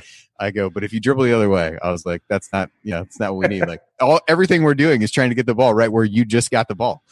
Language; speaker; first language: English; native; English